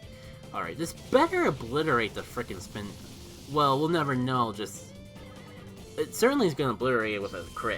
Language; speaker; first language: English; native; English